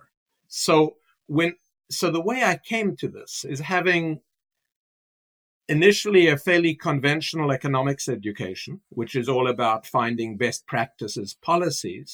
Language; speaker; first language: English; native; English